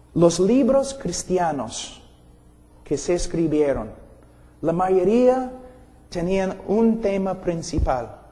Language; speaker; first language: Spanish; non-native, fluent; English